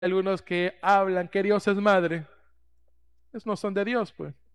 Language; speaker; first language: Spanish; native; Spanish